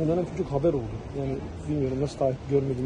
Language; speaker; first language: Turkish; native; Turkish